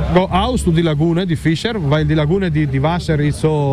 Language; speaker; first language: German; non-native, learner; Italian